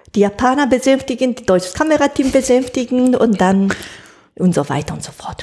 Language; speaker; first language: German; non-native, fluent; Japanese